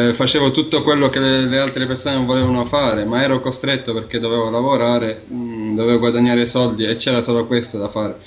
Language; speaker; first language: Italian; early bilingual, other home language; Arabic